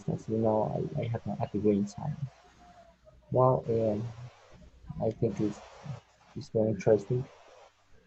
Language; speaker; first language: English; non-native, learner; Spanish